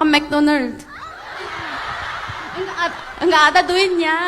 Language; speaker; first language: Indonesian; non-native, fluent; Korean